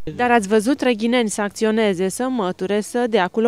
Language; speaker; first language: Romanian; native; Romanian